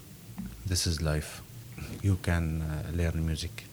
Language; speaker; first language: English; non-native, learner; Arabic